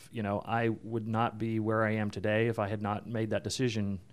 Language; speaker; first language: English; native; English